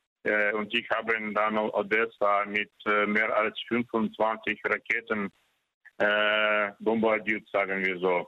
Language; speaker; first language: German; non-native, fluent; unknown